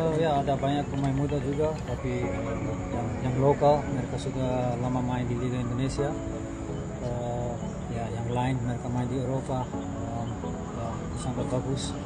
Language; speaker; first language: Indonesian; non-native, fluent; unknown